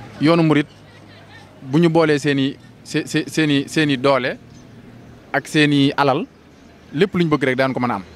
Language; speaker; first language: Wolof; native; Wolof